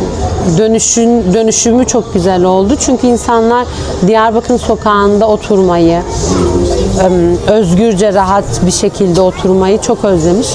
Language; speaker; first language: Turkish; early bilingual, heritage; Turkish